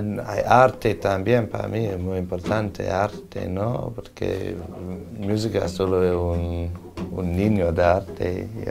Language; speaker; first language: Spanish; non-native, learner; English